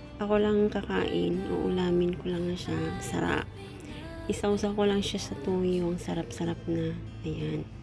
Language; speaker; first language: Filipino; non-native, local second language; Cebuano